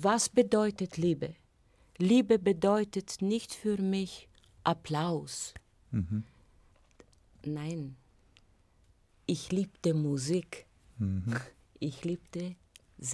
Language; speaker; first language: German; non-native, fluent; Bulgarian